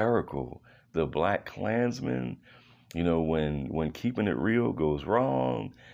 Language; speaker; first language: English; native; English